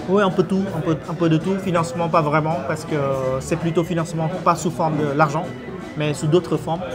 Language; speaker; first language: French; non-native, fluent; Vietnamese